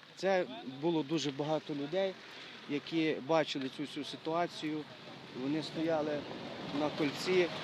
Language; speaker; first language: Ukrainian; native; Ukrainian